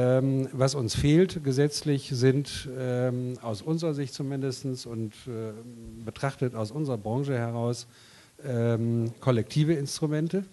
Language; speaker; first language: German; native; German